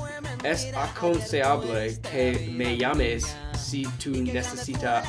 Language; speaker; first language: Spanish; non-native, learner; English